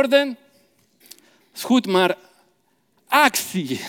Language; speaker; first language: Dutch; non-native, fluent; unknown